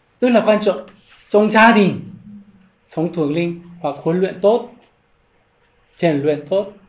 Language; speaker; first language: Vietnamese; non-native, learner; Korean